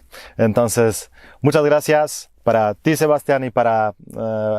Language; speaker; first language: Spanish; non-native, fluent; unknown